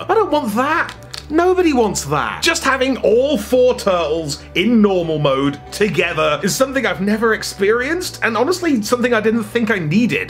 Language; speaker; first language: English; native; English